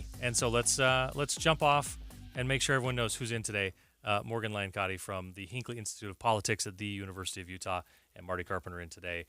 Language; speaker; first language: English; native; English